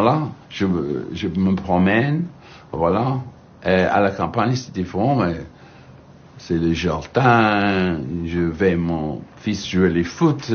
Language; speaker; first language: French; non-native, learner; English